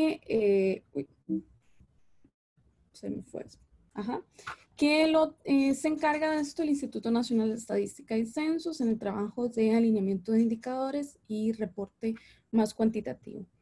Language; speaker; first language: Spanish; native; Spanish